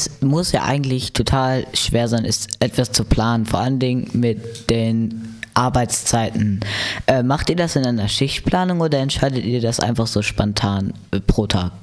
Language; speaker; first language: German; native; German